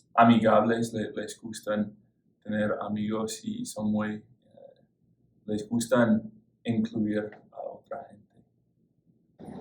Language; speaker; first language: Spanish; non-native, fluent; English